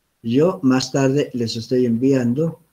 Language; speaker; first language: Spanish; native; Spanish